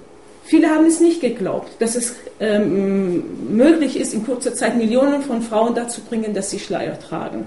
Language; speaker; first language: German; non-native, fluent; Persian